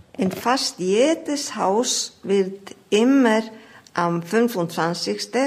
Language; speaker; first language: German; non-native, fluent; Icelandic